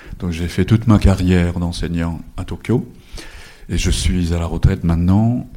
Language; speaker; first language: French; non-native, fluent; Japanese